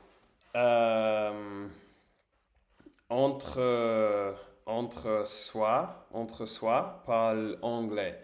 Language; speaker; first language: French; non-native, learner; English